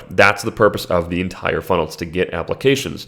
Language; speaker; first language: English; native; English